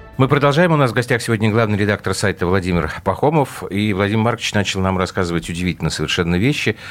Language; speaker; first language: Russian; native; Russian